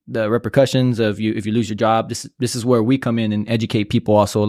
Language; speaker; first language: English; native; English